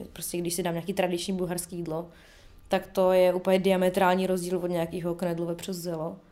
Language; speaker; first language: Czech; early bilingual, other home language; Bulgarian